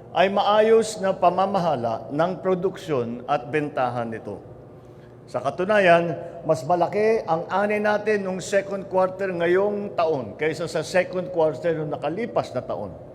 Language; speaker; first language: Filipino; native; Filipino